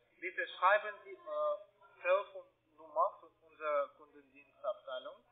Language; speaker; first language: German; non-native, learner; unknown